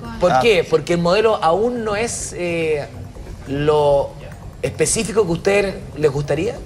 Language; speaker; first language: Spanish; native; Spanish